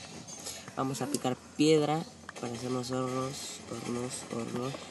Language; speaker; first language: Spanish; native; Spanish